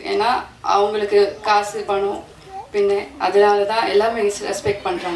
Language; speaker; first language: Tamil; non-native, fluent; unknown